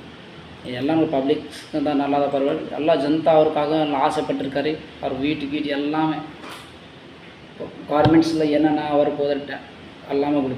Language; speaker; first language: Tamil; non-native, learner; Hindi